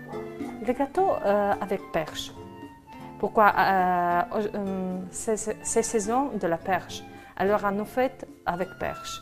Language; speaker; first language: French; non-native, learner; Slovak